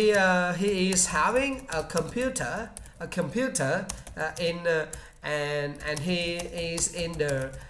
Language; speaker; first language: English; non-native, learner; Vietnamese